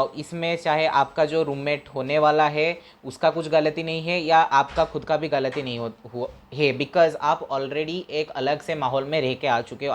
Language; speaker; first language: Hindi; non-native, local second language; Odia